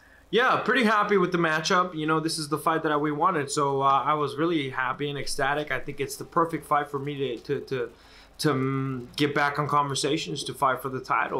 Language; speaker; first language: English; early bilingual, other home language; Spanish